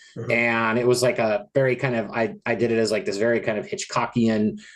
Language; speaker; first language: English; native; English